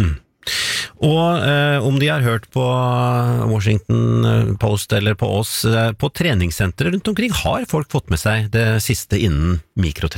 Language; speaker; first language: Norwegian; native; Norwegian